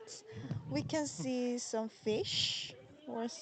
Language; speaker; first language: English; non-native, learner; Korean